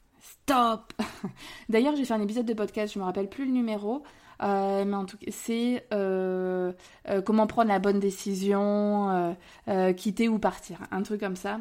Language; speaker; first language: French; native; French